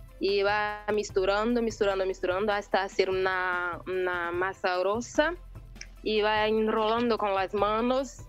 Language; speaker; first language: Spanish; non-native, learner; Portuguese